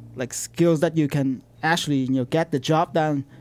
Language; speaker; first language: English; non-native, fluent; Vietnamese